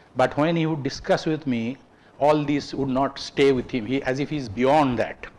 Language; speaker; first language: English; non-native, local second language; Bangla